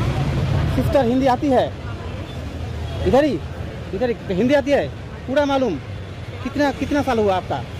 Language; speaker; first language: Hindi; non-native, local second language; Bangla